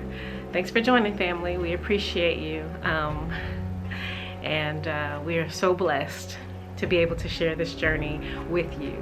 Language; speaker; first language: English; native; English